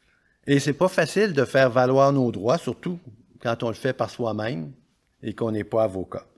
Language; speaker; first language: French; native; French